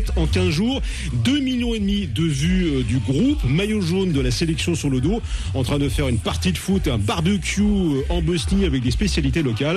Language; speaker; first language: French; native; French